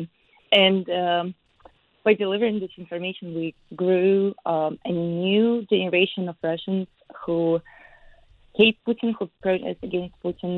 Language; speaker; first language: English; non-native, fluent; Russian